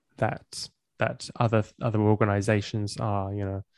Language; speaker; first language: English; native; English